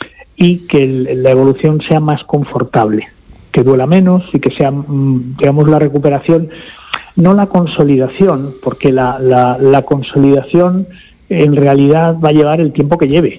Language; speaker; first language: Spanish; native; Spanish